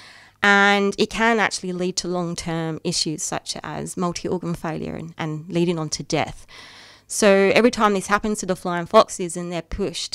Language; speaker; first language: English; native; English